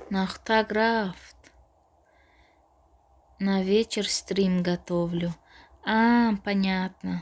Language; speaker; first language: Russian; non-native, local second language; Tajik